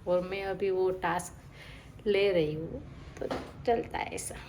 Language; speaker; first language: Hindi; non-native, local second language; Gujarati